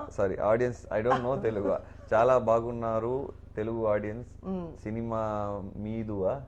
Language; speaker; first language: Telugu; non-native, learner; Tamil